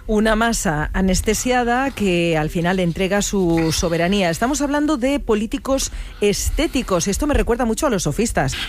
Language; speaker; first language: Spanish; native; Spanish